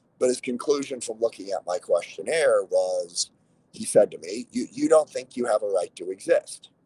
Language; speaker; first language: English; native; English